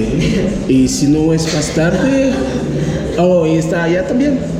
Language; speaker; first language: Spanish; non-native, learner; Haitian Creole